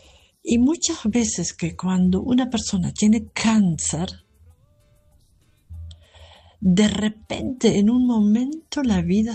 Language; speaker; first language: Spanish; non-native, fluent; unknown